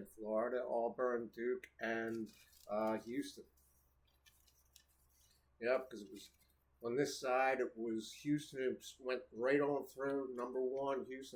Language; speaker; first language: English; native; English